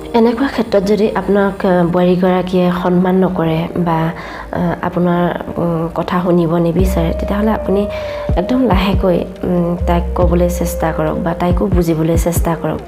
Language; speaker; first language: Assamese; native; Assamese